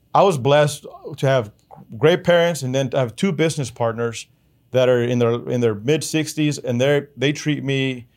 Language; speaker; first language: English; early bilingual, other home language; Spanish